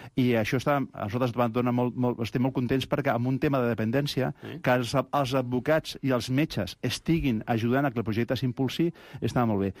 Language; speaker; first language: Catalan; non-native, local second language; Spanish